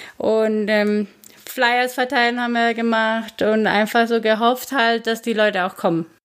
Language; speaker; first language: German; non-native, fluent; Spanish